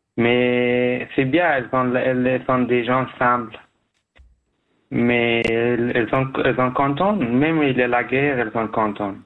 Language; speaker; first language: French; non-native, learner; Persian